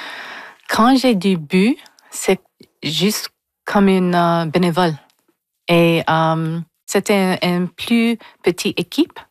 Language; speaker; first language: French; non-native, local second language; English